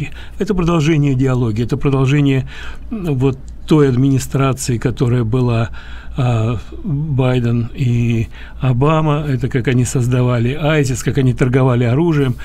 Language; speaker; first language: Russian; native; Russian